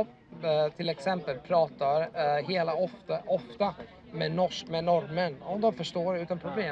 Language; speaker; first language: Swedish; non-native, learner; Italian